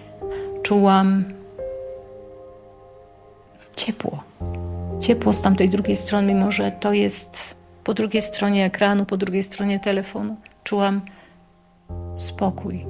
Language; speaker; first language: Polish; native; Polish